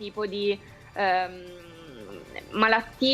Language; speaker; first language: Italian; native; Italian